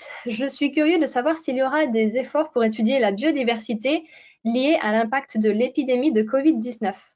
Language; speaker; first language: French; native; French